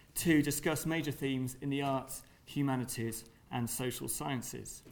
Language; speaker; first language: English; native; English